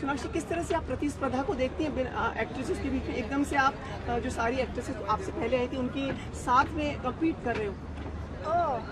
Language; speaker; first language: Hindi; native; Hindi